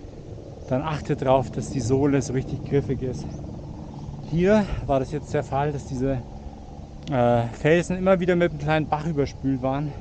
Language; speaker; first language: German; native; German